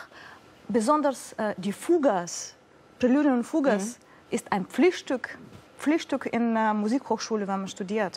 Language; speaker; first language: German; non-native, fluent; Russian